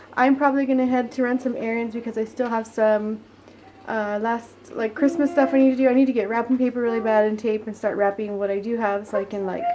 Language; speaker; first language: English; native; English